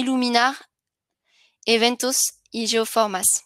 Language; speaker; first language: Spanish; non-native, learner; French